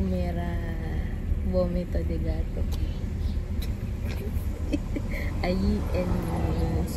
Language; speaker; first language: Spanish; non-native, learner; Filipino